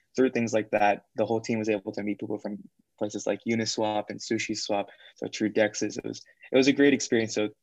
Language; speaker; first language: English; native; English